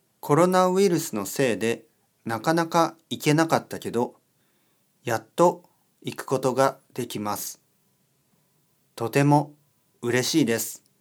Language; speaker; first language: Japanese; non-native, learner; English